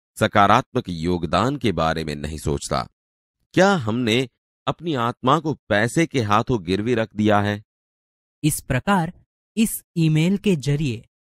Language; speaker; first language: Hindi; non-native, local second language; Gujarati